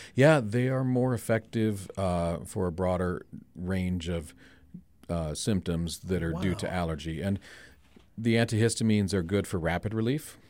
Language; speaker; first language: English; native; English